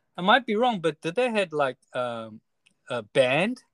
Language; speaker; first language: English; non-native, fluent; Chinese